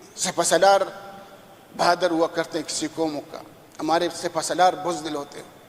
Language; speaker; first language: Urdu; non-native, local second language; Pashto